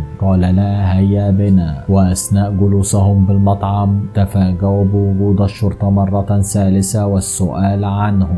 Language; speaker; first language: Arabic; native; Arabic